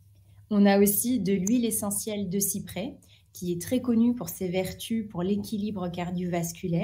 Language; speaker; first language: French; native; French